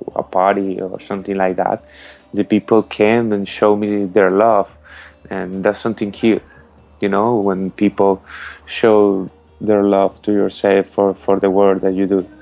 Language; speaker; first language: English; non-native, learner; Spanish